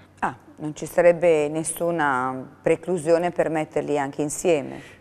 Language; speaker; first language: Italian; native; Italian